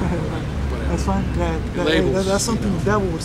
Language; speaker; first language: English; native; English